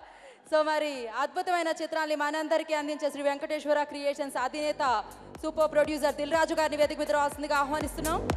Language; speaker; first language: Telugu; native; Telugu